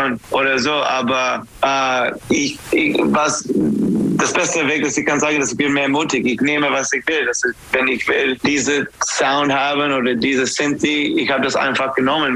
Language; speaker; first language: German; non-native, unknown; English